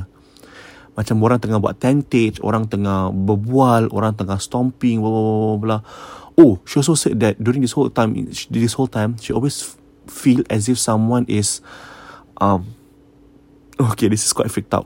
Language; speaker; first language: English; native; English